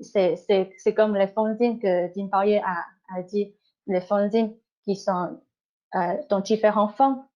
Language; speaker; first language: French; non-native, fluent; Chinese